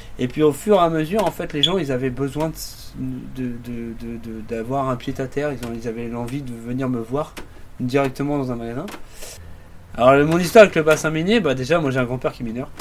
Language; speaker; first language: French; native; French